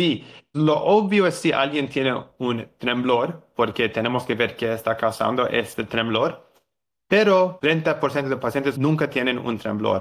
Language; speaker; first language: Spanish; non-native, fluent; English